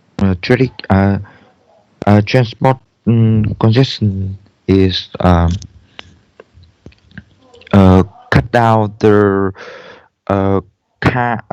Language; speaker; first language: English; non-native, learner; Vietnamese